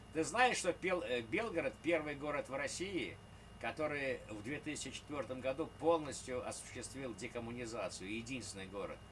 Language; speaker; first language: Russian; native; Russian